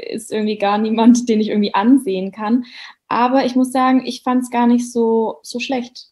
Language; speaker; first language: German; native; German